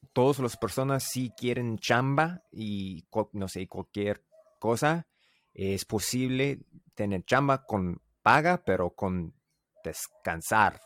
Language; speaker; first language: Spanish; non-native, learner; English